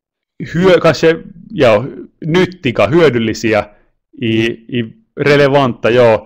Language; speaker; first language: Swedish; non-native, local second language; Finnish